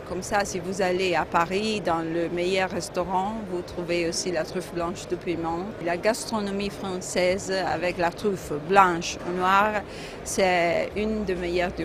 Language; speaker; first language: French; non-native, fluent; Italian